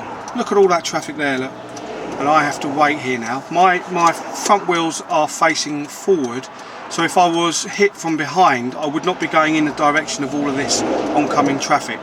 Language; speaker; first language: English; native; English